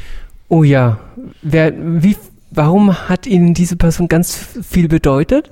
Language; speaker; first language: German; native; German